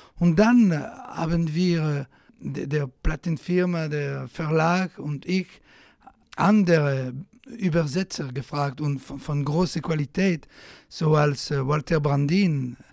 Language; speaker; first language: German; non-native, fluent; Italian